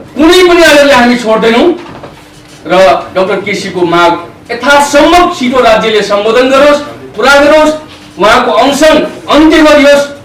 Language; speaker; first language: Nepali; non-native, local second language; Rana Tharu